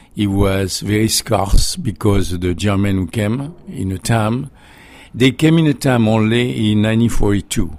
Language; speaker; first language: English; non-native, learner; French